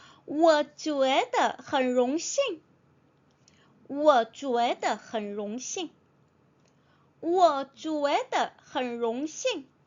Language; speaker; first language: Chinese; non-native, fluent; Korean